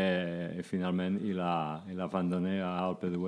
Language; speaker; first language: French; non-native, learner; Spanish